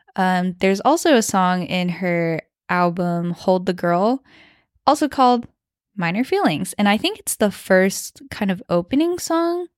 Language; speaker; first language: English; early bilingual, other home language; Chinese